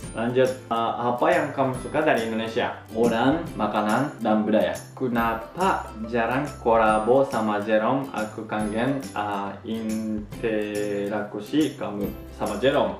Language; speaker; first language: Indonesian; non-native, fluent; Japanese